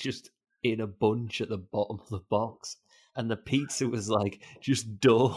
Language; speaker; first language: English; native; English